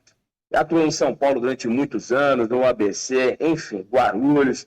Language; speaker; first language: Portuguese; native; Portuguese